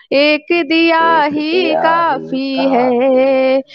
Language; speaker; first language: Hindi; native; Hindi